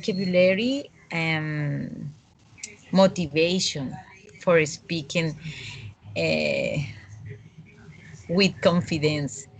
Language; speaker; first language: English; non-native, learner; Spanish